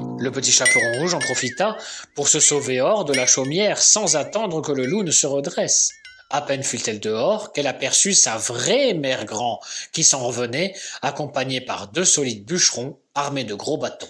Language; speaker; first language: French; native; French